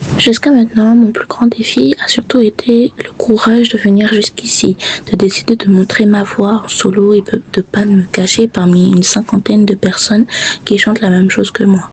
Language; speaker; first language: French; native; French